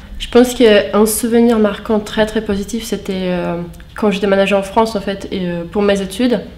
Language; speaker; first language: French; non-native, fluent; Polish